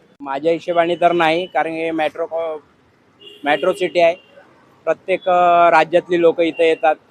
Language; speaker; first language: Marathi; native; Marathi